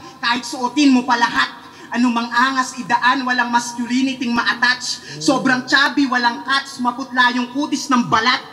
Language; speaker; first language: Filipino; native; Filipino